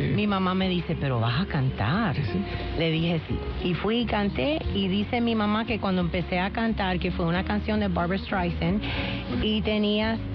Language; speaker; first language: Spanish; early bilingual, heritage; Spanish